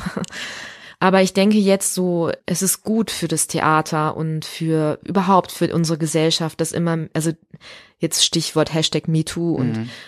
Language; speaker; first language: German; native; German